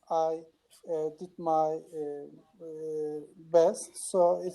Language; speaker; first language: English; non-native, learner; Turkish